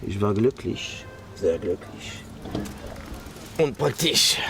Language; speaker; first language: German; non-native, learner; French